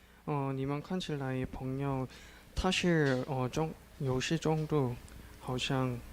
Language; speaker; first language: Chinese; non-native, learner; Korean